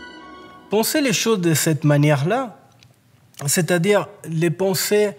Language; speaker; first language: French; native; French